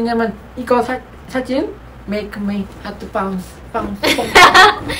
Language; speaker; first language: English; non-native, learner; Korean